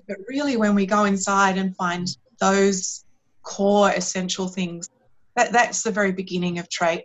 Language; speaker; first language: English; native; English